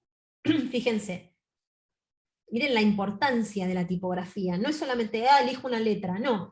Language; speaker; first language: Spanish; native; Spanish